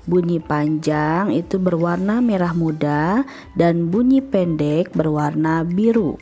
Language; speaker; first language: Indonesian; native; Indonesian